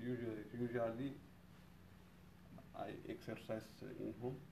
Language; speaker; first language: English; non-native, learner; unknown